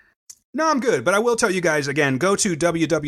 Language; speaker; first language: English; native; English